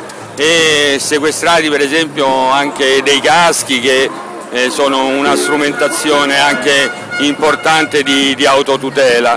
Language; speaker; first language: Italian; native; Italian